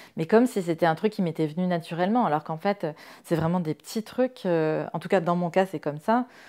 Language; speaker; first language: French; native; French